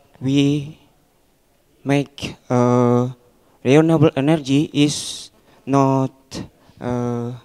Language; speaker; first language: English; non-native, learner; Indonesian